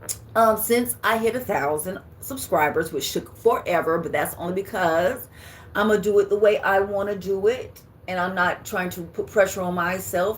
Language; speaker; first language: English; native; English